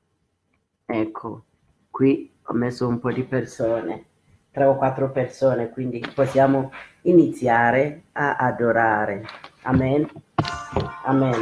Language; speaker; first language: Italian; non-native, fluent; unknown